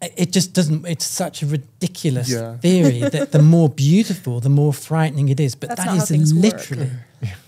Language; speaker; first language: English; native; English